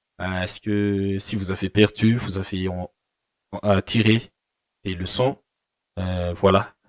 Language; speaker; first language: French; non-native, local second language; Malagasy